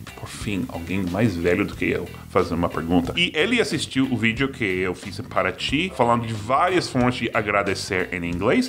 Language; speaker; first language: Portuguese; non-native, fluent; English